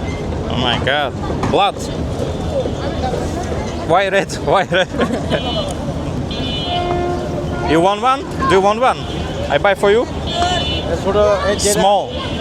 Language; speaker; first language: English; non-native, learner; Slovak